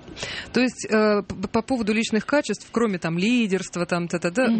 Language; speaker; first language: Russian; native; Russian